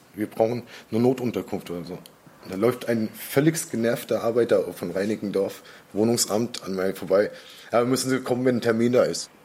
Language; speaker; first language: German; native; German